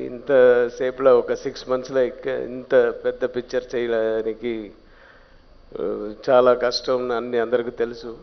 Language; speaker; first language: Telugu; non-native, learner; Tamil